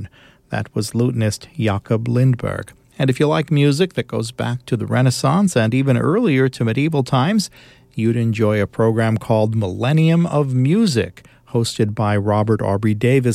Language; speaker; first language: English; native; English